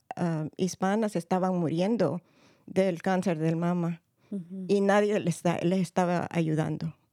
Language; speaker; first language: Spanish; early bilingual, heritage; Spanish